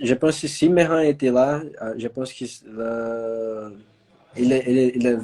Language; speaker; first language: French; non-native, learner; Portuguese